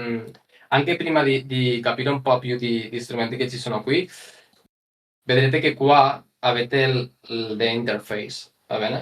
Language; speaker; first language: Italian; non-native, learner; Spanish